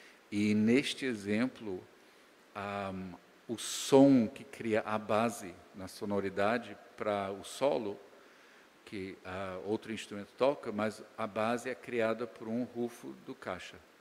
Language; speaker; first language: Portuguese; native; Portuguese